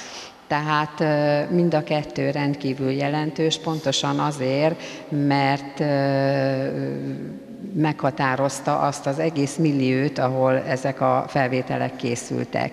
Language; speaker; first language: Hungarian; native; Hungarian